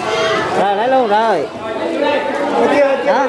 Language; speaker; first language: Vietnamese; native; Vietnamese